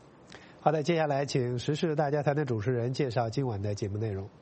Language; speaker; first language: Chinese; native; Chinese